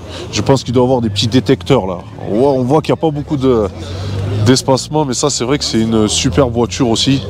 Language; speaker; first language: French; native; French